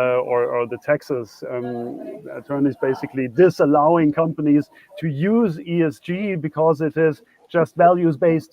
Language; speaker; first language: English; non-native, fluent; German